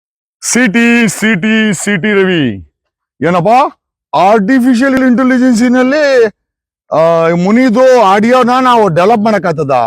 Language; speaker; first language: Kannada; native; Kannada